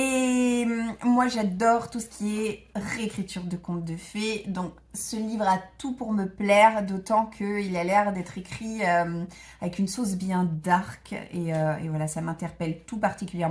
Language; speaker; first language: French; native; French